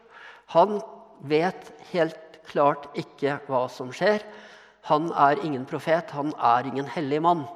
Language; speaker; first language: Norwegian; native; Norwegian